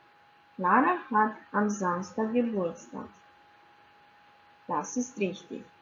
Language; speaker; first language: German; non-native, fluent; Croatian